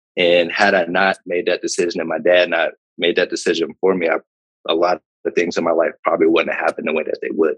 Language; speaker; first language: English; native; English